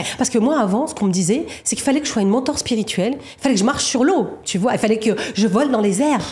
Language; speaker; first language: French; native; French